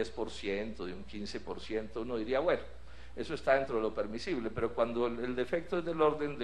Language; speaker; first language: Spanish; native; Spanish